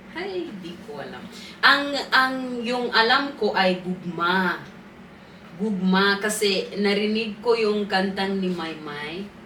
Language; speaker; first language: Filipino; non-native, fluent; Swahili